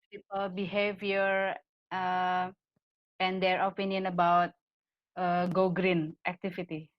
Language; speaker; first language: English; non-native, fluent; Indonesian